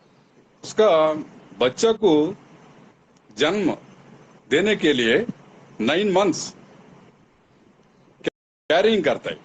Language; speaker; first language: Hindi; non-native, local second language; Telugu